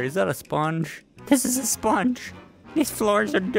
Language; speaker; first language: English; native; English